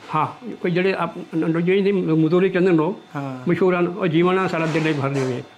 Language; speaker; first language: Punjabi; non-native, local second language; Saraiki